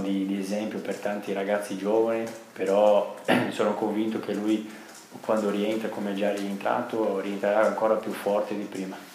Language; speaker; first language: Italian; non-native, fluent; Portuguese